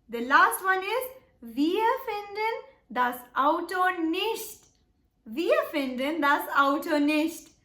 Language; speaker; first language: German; non-native, fluent; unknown